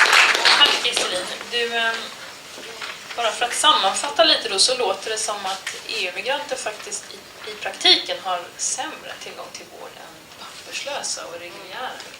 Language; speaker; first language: Swedish; native; Swedish